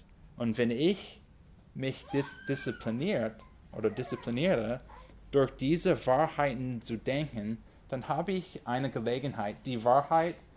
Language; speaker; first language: German; non-native, fluent; English